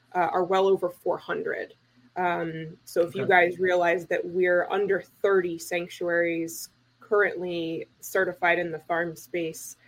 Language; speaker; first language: English; native; English